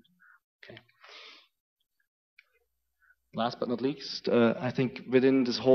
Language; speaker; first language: English; non-native, fluent; German